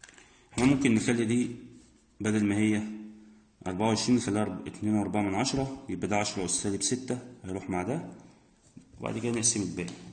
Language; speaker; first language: Arabic; native; Arabic